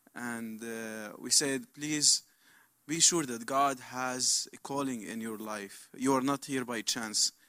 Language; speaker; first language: English; non-native, learner; Arabic